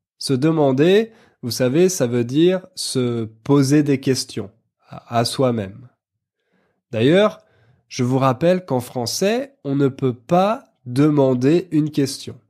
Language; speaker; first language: French; native; French